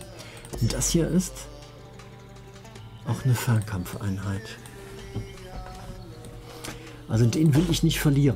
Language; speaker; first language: German; native; German